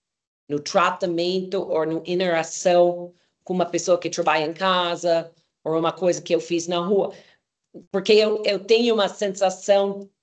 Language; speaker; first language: Portuguese; non-native, fluent; English